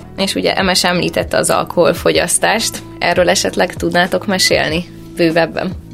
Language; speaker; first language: Hungarian; native; Hungarian